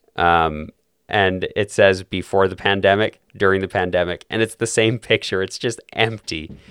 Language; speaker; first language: English; native; English